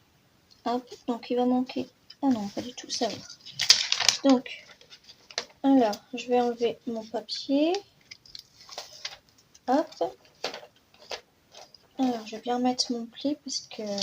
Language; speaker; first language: French; native; French